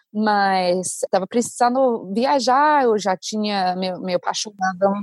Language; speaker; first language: Portuguese; non-native, fluent; English